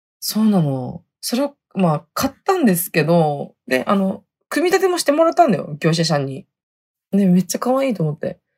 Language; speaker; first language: Japanese; native; Japanese